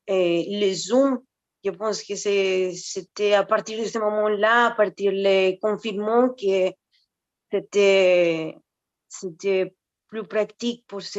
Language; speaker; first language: French; non-native, fluent; Spanish